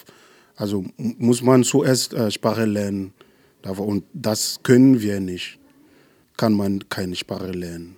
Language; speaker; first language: German; non-native, learner; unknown